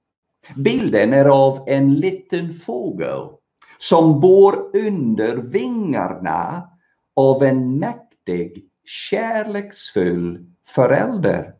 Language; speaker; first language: Swedish; non-native, fluent; English